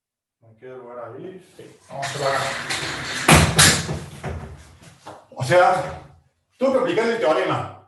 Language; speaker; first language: Spanish; native; Spanish